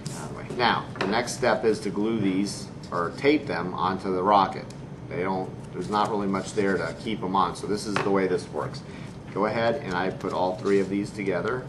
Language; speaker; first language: English; native; English